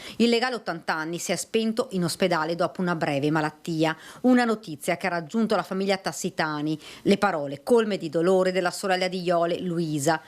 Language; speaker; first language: Italian; native; Italian